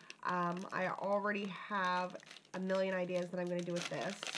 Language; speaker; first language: English; native; English